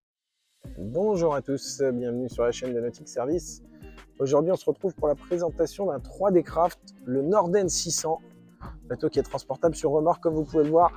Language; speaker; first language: French; native; French